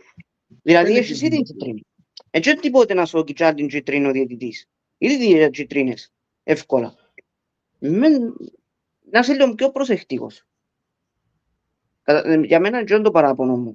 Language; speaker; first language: Greek; early bilingual, heritage; Greek